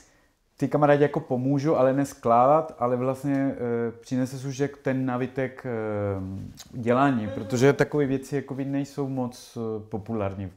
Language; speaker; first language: Czech; non-native, learner; Spanish